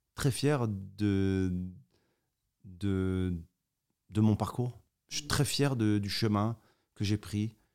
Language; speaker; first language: French; native; French